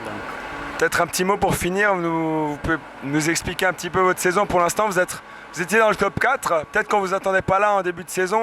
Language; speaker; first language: French; native; French